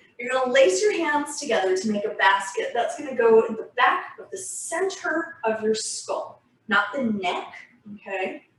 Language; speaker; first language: English; native; English